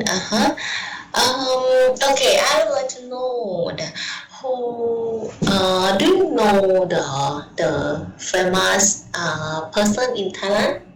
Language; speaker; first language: English; non-native, learner; Thai